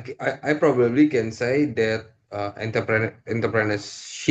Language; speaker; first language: English; non-native, learner; Indonesian